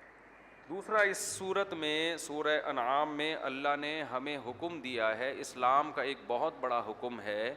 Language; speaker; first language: Urdu; native; Urdu